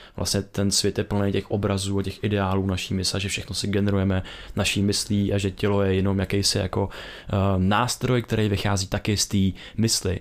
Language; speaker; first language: Czech; native; Czech